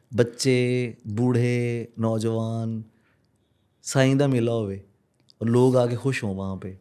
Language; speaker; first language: Urdu; non-native, local second language; Punjabi